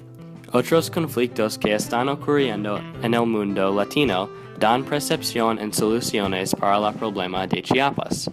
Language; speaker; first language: Spanish; non-native, learner; English